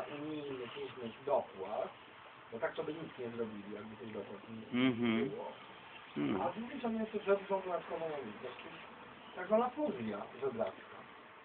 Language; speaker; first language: Polish; native; Polish